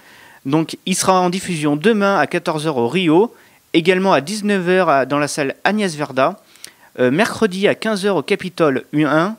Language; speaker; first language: French; native; French